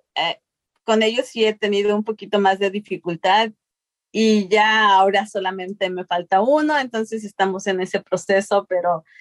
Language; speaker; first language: Spanish; native; Spanish